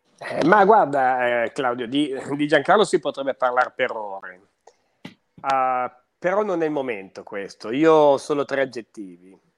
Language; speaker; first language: Italian; native; Italian